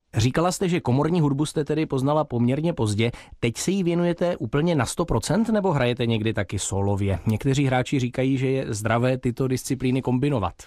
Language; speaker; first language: Czech; native; Czech